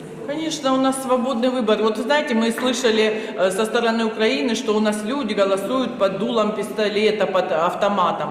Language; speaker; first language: Russian; native; Russian